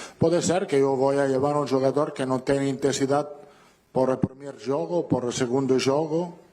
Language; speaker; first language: Portuguese; non-native, learner; Italian